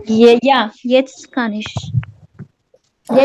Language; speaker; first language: German; non-native, learner; Hindi